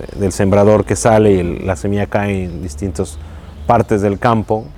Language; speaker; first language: Spanish; native; Spanish